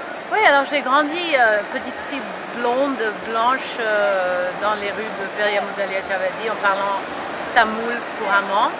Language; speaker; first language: French; early bilingual, heritage; French